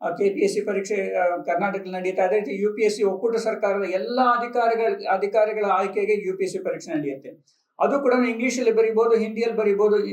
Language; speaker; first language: Kannada; non-native, local second language; Telugu